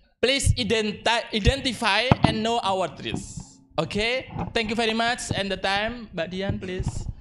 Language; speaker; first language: English; non-native, fluent; Indonesian